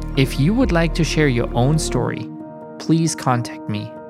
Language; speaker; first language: English; non-native, fluent; German